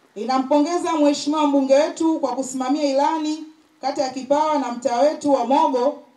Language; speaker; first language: Swahili; native; Swahili